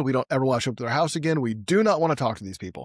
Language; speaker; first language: English; native; English